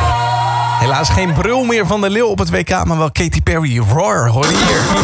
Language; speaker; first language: Dutch; native; Dutch